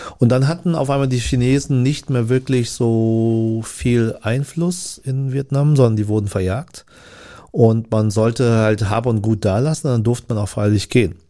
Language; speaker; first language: German; early bilingual, other home language; Vietnamese